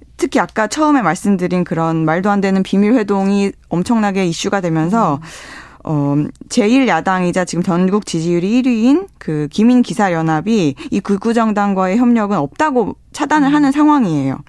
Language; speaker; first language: Korean; native; Korean